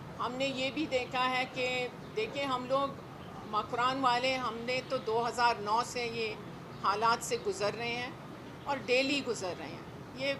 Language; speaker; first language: Urdu; non-native, local second language; Baluchi